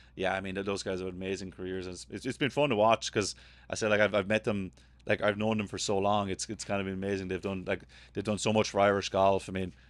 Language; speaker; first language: English; native; English